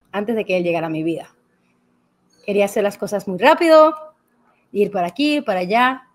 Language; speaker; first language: Spanish; native; Spanish